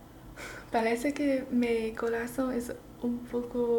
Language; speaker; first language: Spanish; non-native, learner; Chinese